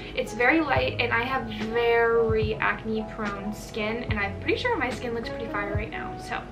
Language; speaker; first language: English; native; English